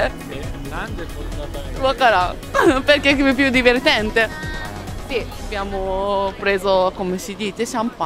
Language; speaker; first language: Italian; non-native, fluent; Japanese